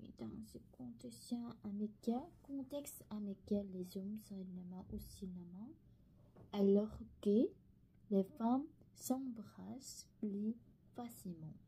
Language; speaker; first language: French; non-native, learner; Korean